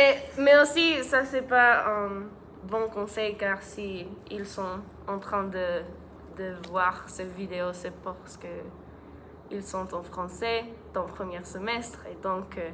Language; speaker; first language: French; non-native, learner; Spanish